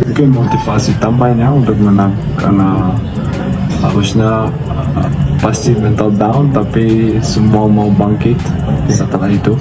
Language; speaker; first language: Indonesian; non-native, learner; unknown